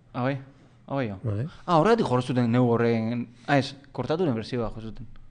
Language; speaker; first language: Basque; native; Basque